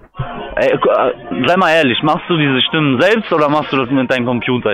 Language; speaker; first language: German; native; German